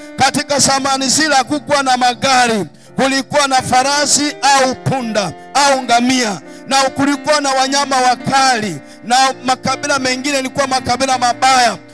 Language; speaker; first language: Swahili; non-native, local second language; Luyia